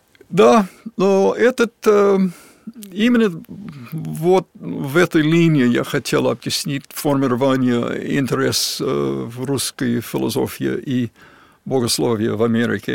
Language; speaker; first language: Russian; non-native, fluent; English